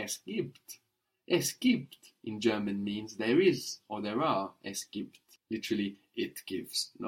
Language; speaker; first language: German; non-native, fluent; English